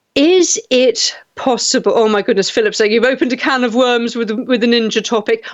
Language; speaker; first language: English; native; English